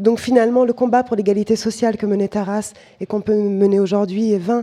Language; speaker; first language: French; native; French